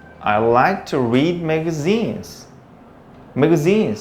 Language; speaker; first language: English; non-native, fluent; Korean